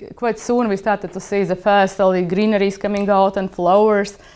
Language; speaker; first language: English; non-native, fluent; Latvian